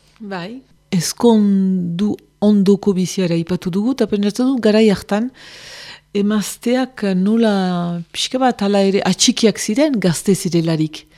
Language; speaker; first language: Basque; native; Basque